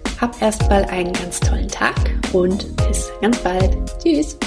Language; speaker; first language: German; native; German